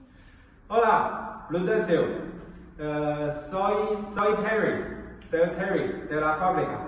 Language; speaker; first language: Spanish; non-native, learner; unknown